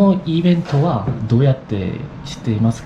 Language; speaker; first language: Japanese; non-native, learner; Korean